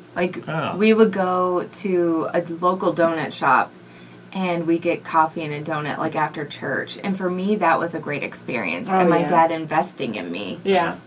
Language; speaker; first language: English; native; English